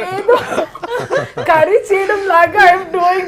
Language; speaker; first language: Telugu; non-native, learner; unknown